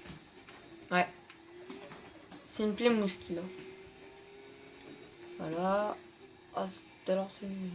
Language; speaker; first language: French; native; French